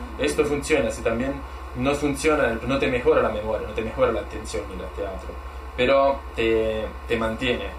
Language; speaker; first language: Spanish; non-native, fluent; Italian